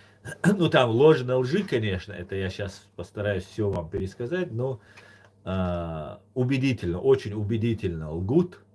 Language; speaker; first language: Russian; non-native, local second language; Chechen